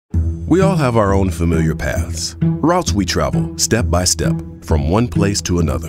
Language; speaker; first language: English; native; English